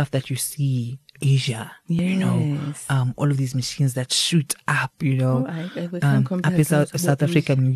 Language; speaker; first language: English; non-native, local second language; Zulu